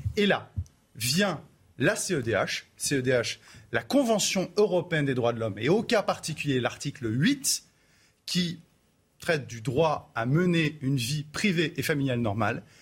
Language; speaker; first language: French; native; French